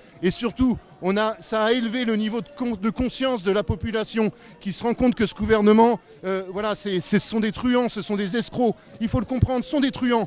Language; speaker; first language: French; native; French